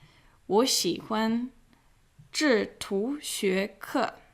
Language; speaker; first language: Chinese; non-native, fluent; English